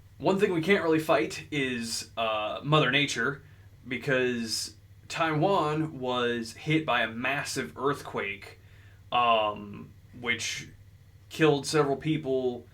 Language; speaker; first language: English; native; English